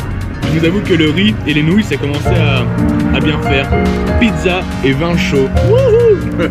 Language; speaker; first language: French; native; French